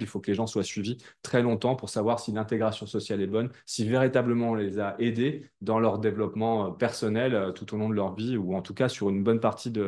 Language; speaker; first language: French; native; French